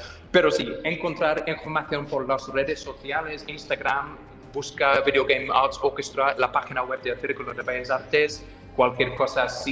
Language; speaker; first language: Spanish; non-native, fluent; English